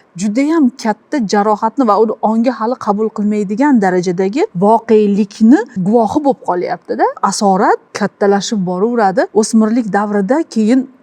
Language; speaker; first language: Uzbek; native; Uzbek